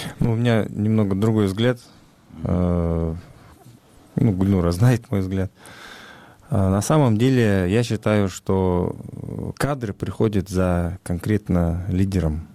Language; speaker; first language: Russian; non-native, local second language; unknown